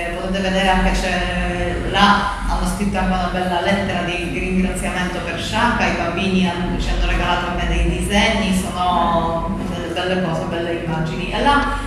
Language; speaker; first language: Italian; non-native, fluent; Polish